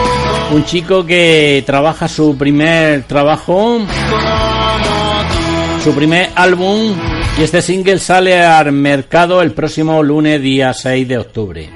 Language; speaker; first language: Spanish; native; Spanish